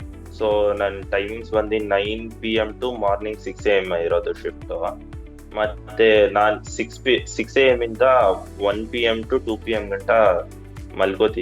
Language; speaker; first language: Kannada; non-native, local second language; Urdu